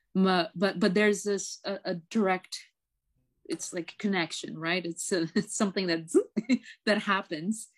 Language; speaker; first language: English; non-native, fluent; Portuguese